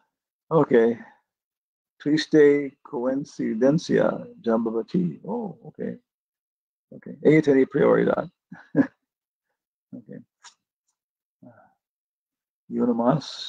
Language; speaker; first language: Spanish; non-native, fluent; English